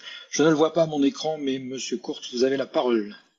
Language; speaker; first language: French; native; French